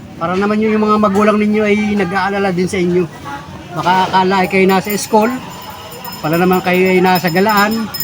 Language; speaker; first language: Filipino; native; Filipino